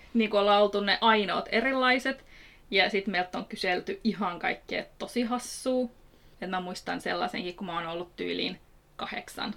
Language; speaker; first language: Finnish; early bilingual, other home language; Kurdish